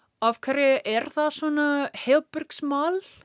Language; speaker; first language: Icelandic; non-native, learner; English